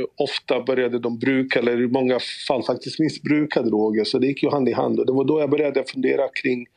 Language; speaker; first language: Swedish; early bilingual, other home language; Bosnian